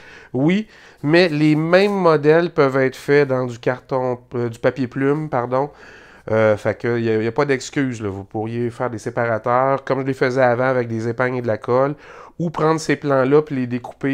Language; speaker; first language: French; native; French